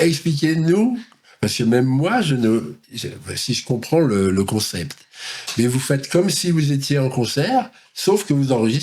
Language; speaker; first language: French; native; French